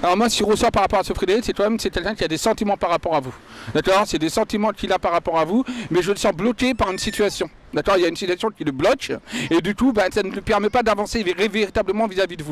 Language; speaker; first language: French; native; French